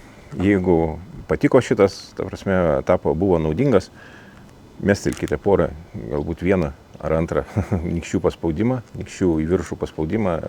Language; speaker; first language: Lithuanian; native; Lithuanian